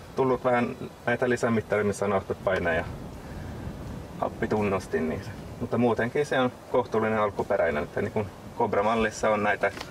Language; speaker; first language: Finnish; non-native, local second language; Swedish